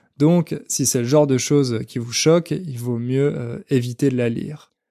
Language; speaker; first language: French; native; French